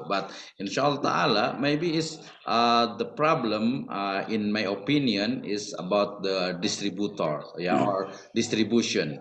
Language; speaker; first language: English; non-native, learner; Indonesian